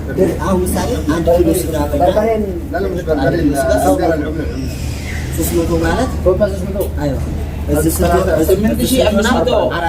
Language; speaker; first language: Arabic; native; Arabic